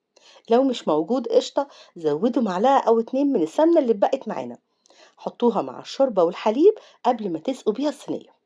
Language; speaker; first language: Arabic; native; Arabic